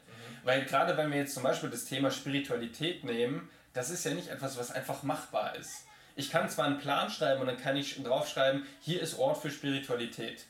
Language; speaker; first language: German; native; German